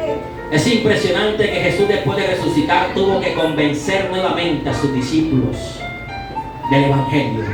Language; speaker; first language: Spanish; native; Spanish